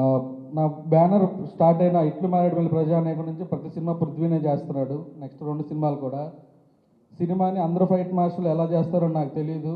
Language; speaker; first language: Telugu; native; Telugu